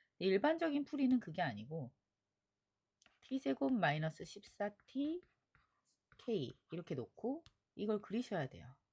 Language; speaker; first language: Korean; native; Korean